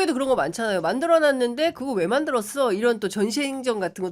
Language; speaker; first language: Korean; native; Korean